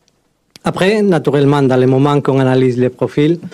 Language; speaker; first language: French; non-native, fluent; Spanish